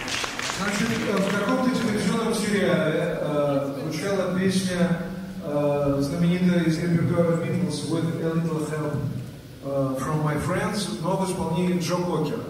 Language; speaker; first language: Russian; native; Russian